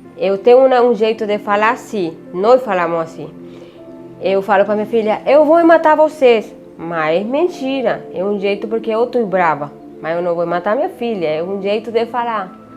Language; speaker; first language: Portuguese; non-native, learner; Spanish